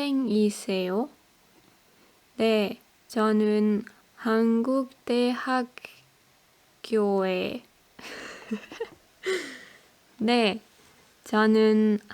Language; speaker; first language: Korean; non-native, learner; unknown